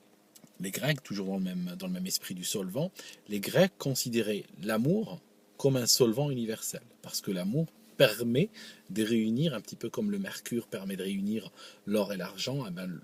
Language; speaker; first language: French; non-native, local second language; Arabic